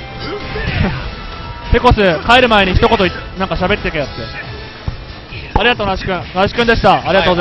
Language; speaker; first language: Japanese; native; Japanese